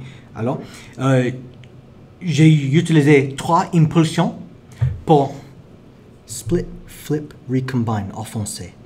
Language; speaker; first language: French; non-native, learner; English